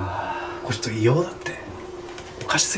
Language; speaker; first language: Japanese; native; Japanese